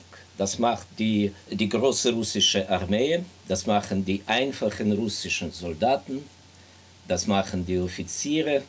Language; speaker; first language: German; non-native, fluent; Ukrainian